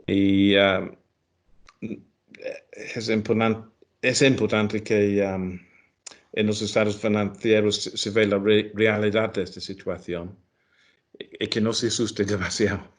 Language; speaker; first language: Spanish; non-native, fluent; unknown